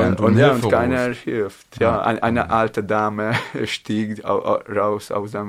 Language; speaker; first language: German; non-native, learner; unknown